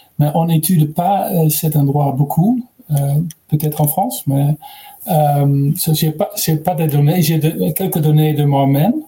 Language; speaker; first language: French; non-native, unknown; Dutch